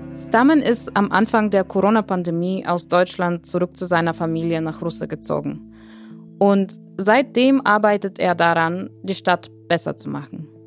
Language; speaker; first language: German; non-native, fluent; Bulgarian